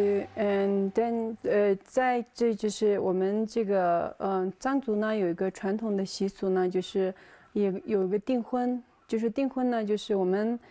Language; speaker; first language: Chinese; non-native, local second language; Tibetan